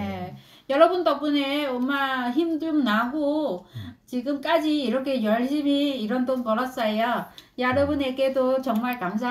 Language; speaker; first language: Korean; non-native, local second language; Vietnamese